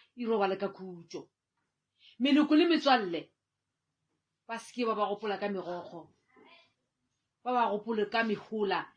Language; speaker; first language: Northern Sotho; native; Northern Sotho